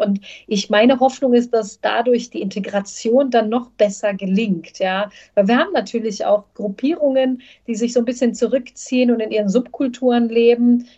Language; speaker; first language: German; early bilingual, other home language; Bosnian